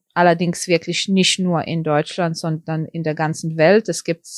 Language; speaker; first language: German; early bilingual, heritage; German